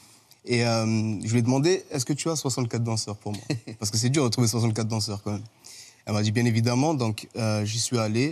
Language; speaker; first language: French; native; French